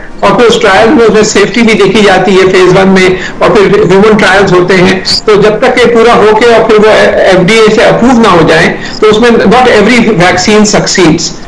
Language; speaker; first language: Urdu; native; Urdu